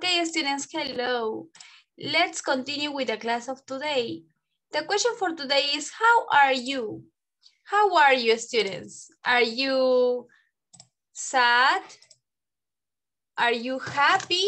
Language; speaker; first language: English; non-native, learner; Spanish